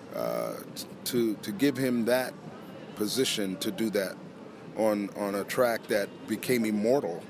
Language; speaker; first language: English; native; English